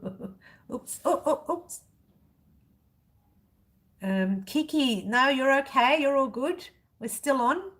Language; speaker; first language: English; native; English